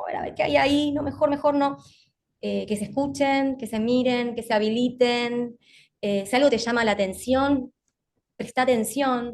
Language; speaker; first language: Spanish; native; Spanish